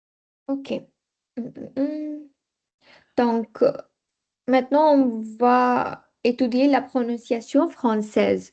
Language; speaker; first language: French; non-native, fluent; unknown